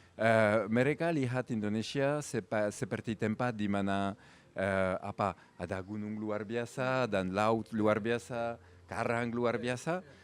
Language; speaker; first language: Indonesian; non-native, fluent; French